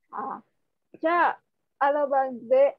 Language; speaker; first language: Japanese; non-native, learner; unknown